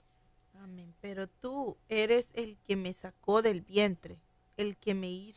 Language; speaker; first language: Spanish; native; Spanish